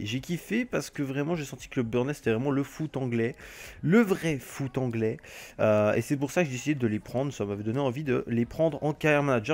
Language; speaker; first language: French; native; French